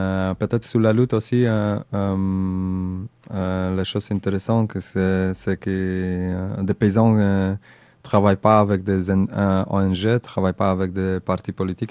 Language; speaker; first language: French; non-native, learner; Indonesian